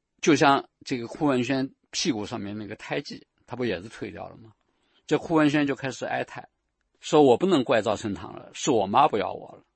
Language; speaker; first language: Chinese; native; Chinese